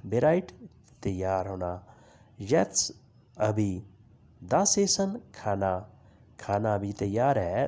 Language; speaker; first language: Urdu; non-native, local second language; Punjabi